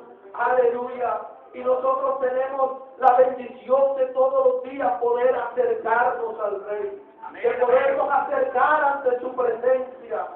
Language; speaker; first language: Spanish; native; Spanish